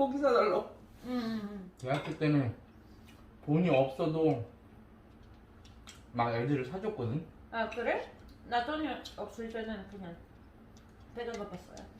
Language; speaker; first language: Korean; non-native, learner; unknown